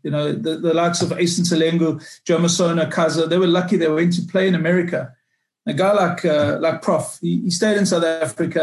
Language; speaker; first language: English; native; English